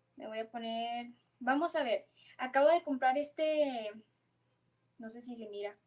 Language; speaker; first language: Spanish; early bilingual, heritage; Spanish